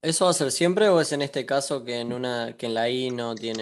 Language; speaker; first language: Spanish; native; Spanish